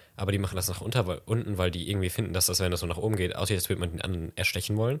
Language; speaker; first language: German; native; German